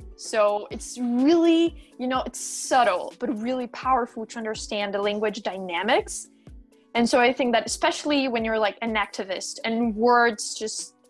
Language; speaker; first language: English; non-native, fluent; Portuguese